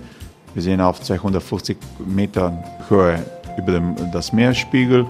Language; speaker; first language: German; non-native, learner; Croatian